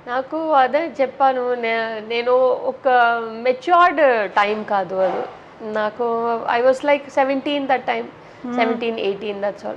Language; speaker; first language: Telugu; non-native, learner; Tamil